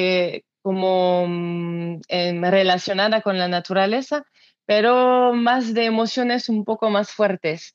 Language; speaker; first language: Spanish; non-native, learner; French